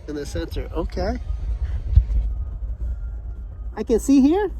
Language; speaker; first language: English; non-native, learner; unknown